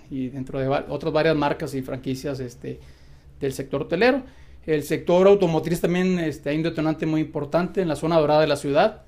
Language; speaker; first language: Spanish; native; Spanish